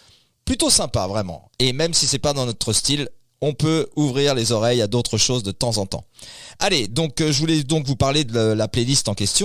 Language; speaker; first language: French; native; French